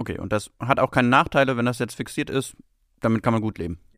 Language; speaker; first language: German; native; German